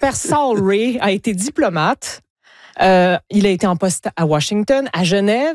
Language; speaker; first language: French; native; French